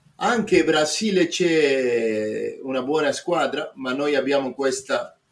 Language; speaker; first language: Italian; non-native, learner; Spanish